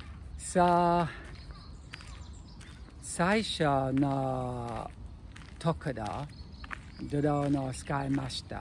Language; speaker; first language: Japanese; non-native, learner; English